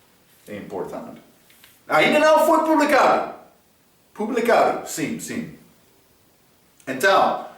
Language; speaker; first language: Portuguese; non-native, fluent; English